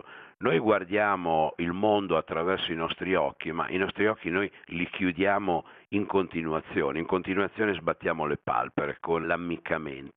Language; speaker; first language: Italian; native; Italian